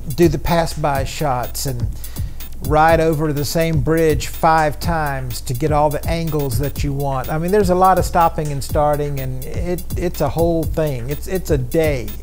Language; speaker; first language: English; native; English